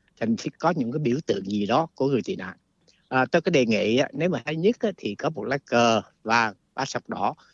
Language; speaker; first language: Vietnamese; native; Vietnamese